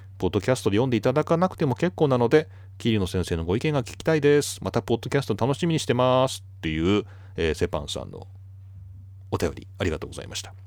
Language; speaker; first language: Japanese; native; Japanese